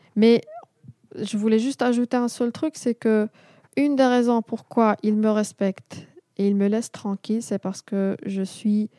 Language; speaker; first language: French; non-native, local second language; Arabic